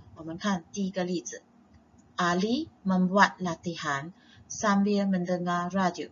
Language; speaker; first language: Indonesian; non-native, local second language; Chinese